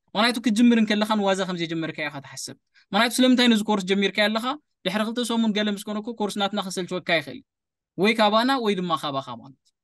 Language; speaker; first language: Tigrinya; native; Tigrinya